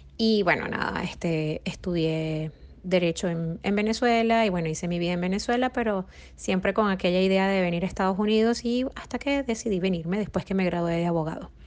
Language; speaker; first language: Spanish; native; Spanish